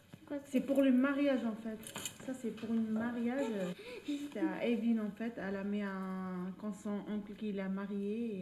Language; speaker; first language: French; non-native, learner; Turkish